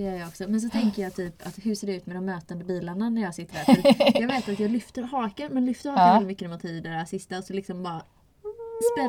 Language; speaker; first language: Swedish; native; Swedish